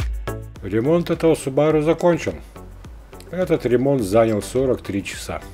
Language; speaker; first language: Russian; native; Russian